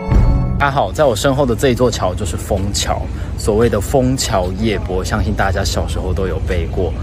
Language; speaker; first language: Chinese; native; Chinese